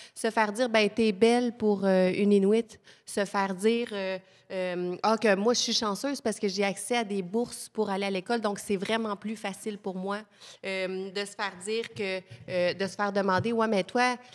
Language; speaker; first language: French; native; French